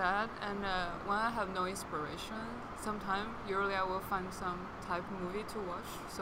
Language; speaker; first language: English; non-native, fluent; Chinese